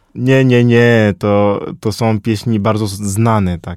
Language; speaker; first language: Polish; non-native, fluent; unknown